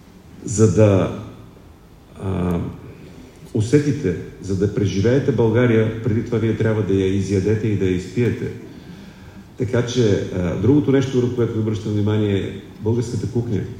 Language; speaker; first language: Bulgarian; native; Bulgarian